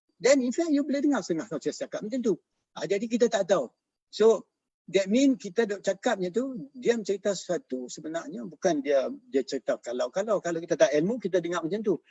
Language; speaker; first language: Malay; native; Malay